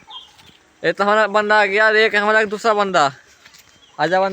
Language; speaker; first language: Hindi; non-native, local second language; Bangla